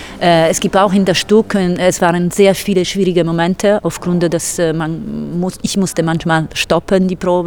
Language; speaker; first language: German; non-native, fluent; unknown